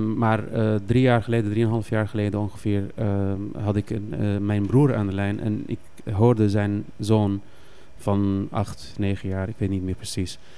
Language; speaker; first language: Dutch; non-native, fluent; Arabic